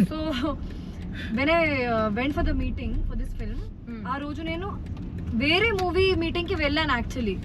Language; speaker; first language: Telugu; non-native, fluent; Hindi